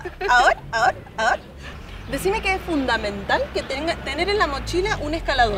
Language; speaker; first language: Spanish; native; Spanish